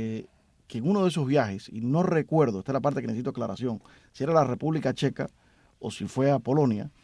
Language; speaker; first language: Spanish; native; Spanish